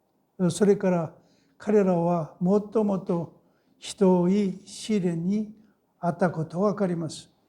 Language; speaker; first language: Japanese; non-native, fluent; Korean